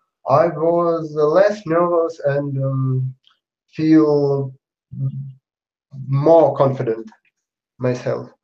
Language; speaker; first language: English; non-native, learner; Russian